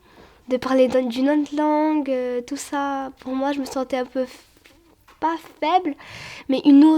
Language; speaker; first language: French; early bilingual, other home language; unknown